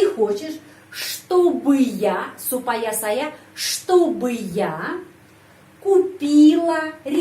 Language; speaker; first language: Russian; non-native, fluent; Indonesian